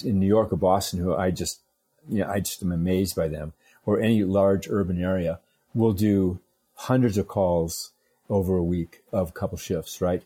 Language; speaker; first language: English; native; English